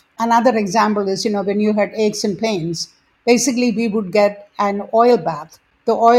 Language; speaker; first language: English; non-native, local second language; Malayalam